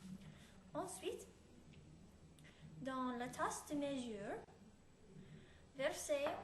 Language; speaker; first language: French; non-native, learner; English